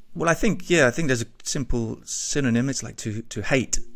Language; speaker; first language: English; native; English